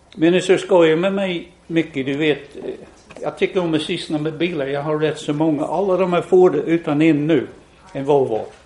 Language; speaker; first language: Swedish; non-native, fluent; English